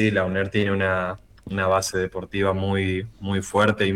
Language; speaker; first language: Spanish; native; Spanish